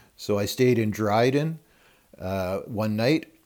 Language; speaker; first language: English; native; English